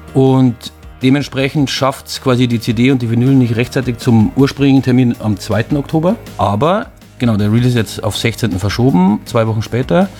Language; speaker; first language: German; native; German